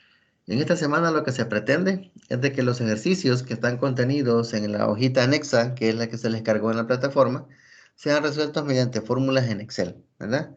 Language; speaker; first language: Spanish; native; Spanish